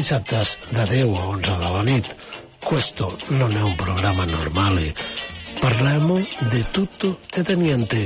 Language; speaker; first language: Italian; non-native, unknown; Catalan